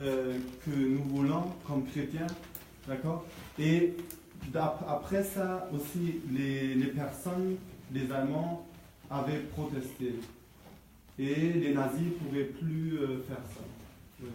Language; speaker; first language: French; non-native, fluent; German